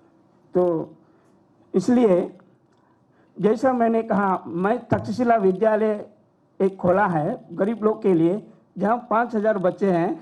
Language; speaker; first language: Hindi; non-native, fluent; Sinhala